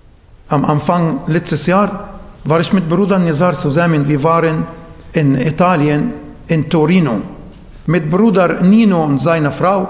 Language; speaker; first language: German; non-native, fluent; Arabic